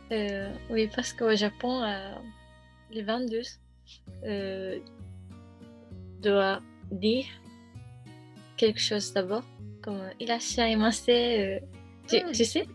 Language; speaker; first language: French; non-native, learner; Japanese